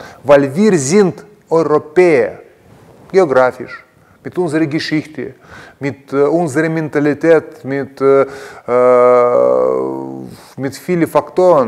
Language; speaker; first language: German; non-native, learner; Russian